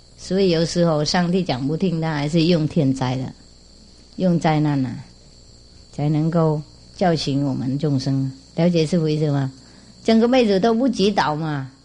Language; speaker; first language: Chinese; non-native, fluent; Vietnamese